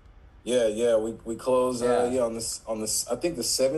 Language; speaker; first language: English; native; English